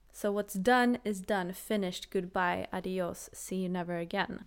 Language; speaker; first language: English; non-native, fluent; Swedish